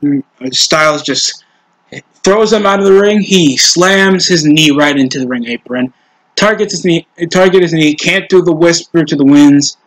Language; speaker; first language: English; native; English